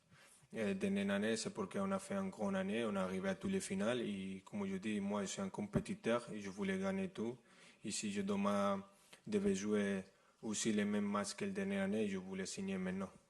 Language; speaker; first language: French; non-native, fluent; Spanish